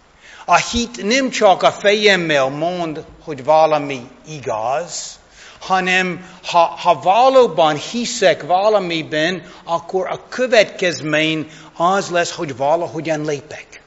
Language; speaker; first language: Hungarian; non-native, fluent; English